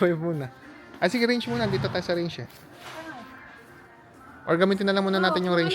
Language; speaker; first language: Filipino; native; Filipino